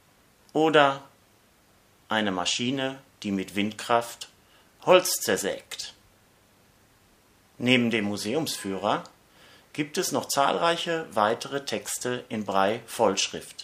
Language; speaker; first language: German; native; German